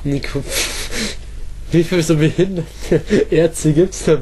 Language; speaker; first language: German; native; German